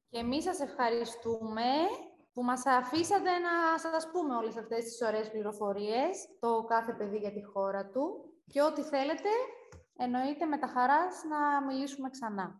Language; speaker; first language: Greek; native; Greek